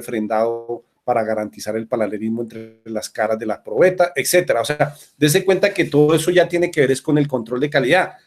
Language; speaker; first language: Spanish; native; Spanish